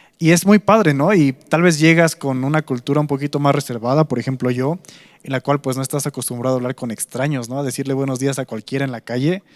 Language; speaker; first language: Spanish; native; Spanish